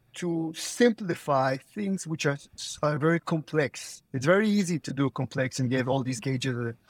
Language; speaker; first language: English; non-native, fluent; Hebrew